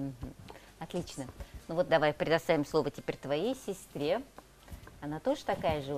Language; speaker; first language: Russian; native; Russian